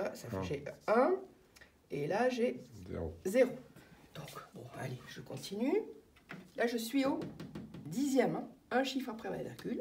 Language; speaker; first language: French; native; French